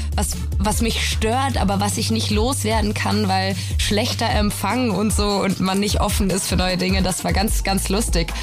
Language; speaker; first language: German; native; German